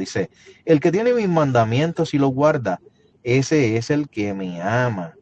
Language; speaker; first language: Spanish; native; Spanish